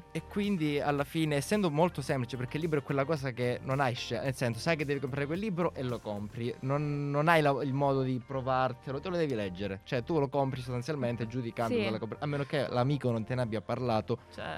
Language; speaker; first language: Italian; native; Italian